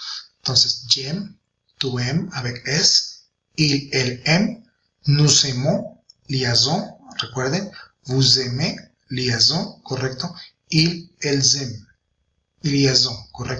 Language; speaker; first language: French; non-native, fluent; Spanish